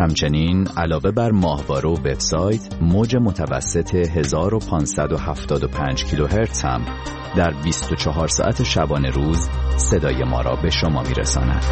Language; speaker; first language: Persian; native; Persian